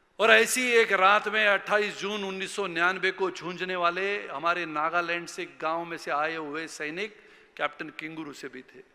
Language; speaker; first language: Hindi; non-native, local second language; Marathi